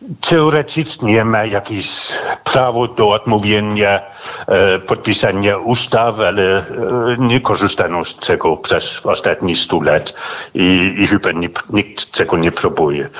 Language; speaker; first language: Polish; non-native, fluent; Danish